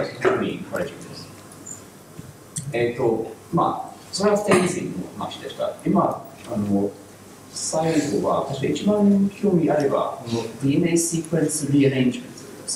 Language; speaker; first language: Japanese; non-native, learner; English